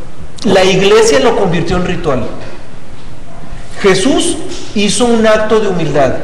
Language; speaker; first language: Spanish; native; Spanish